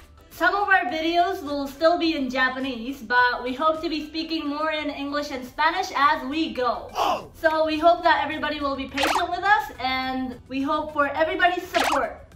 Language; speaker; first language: English; non-native, fluent; Japanese